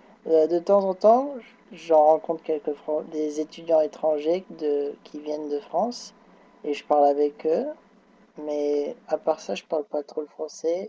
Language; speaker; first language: French; early bilingual, heritage; French